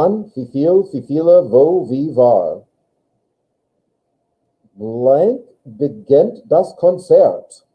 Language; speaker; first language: German; non-native, fluent; English